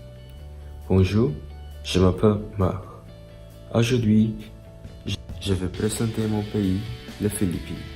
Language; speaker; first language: French; non-native, learner; Filipino